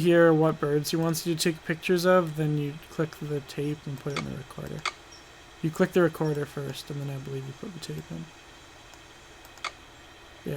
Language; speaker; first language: English; native; English